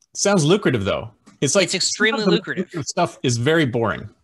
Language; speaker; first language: English; native; English